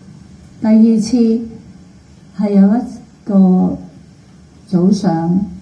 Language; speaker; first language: Cantonese; native; Cantonese